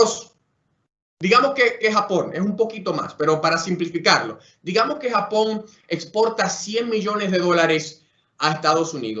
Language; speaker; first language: Spanish; native; Spanish